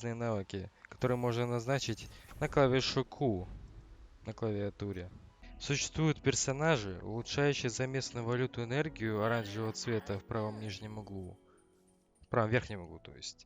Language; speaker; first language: Russian; native; Russian